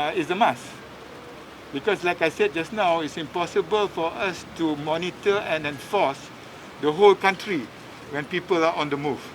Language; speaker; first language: English; non-native, local second language; Malay